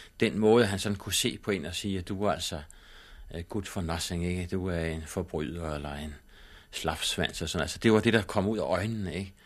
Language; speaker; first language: Danish; native; Danish